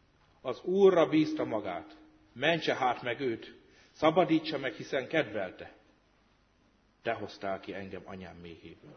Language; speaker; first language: Hungarian; native; Hungarian